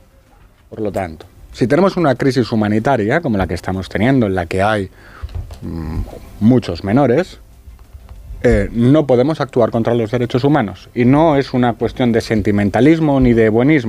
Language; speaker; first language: Spanish; native; Spanish